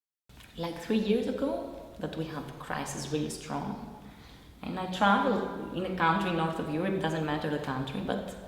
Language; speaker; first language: English; non-native, fluent; Greek